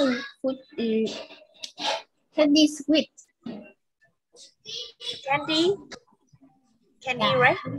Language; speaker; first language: English; non-native, fluent; Vietnamese